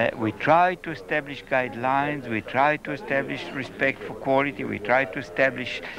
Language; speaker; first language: English; non-native, fluent; Italian